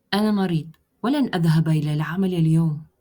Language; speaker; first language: Arabic; non-native, fluent; Russian